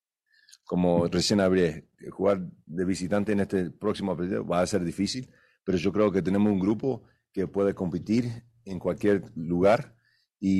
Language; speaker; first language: Spanish; early bilingual, heritage; Spanish